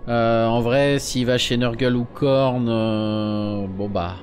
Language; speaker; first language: French; native; French